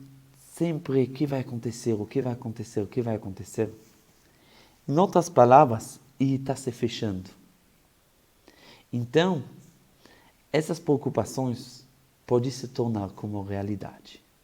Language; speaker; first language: Portuguese; non-native, fluent; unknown